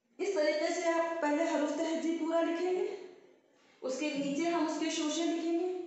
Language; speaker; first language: Hindi; native; Hindi